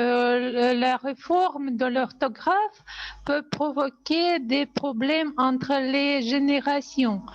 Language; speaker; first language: French; non-native, fluent; Russian